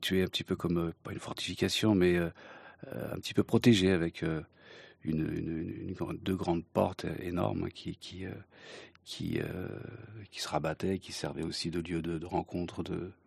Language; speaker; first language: French; early bilingual, other home language; Kabyle